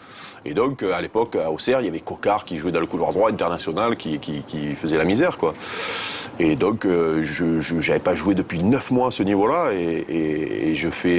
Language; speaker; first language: French; native; French